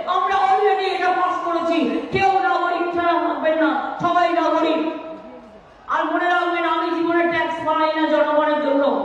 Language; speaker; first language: Bangla; native; Bangla